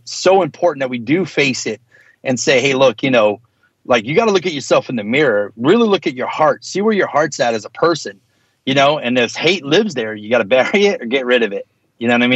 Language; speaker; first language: English; native; English